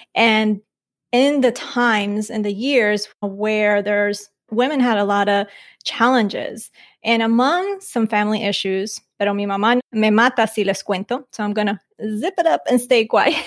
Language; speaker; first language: English; early bilingual, other home language; Spanish